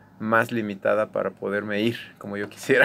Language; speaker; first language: Spanish; native; Spanish